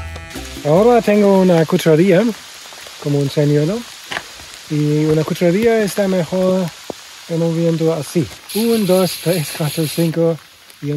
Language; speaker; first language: Spanish; non-native, learner; German